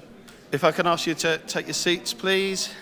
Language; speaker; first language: English; native; English